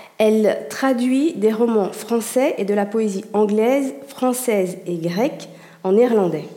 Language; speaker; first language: French; native; French